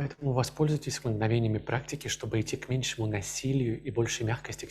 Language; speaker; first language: Russian; native; Russian